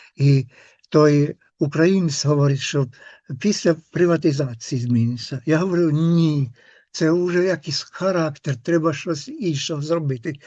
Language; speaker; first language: Ukrainian; non-native, fluent; Finnish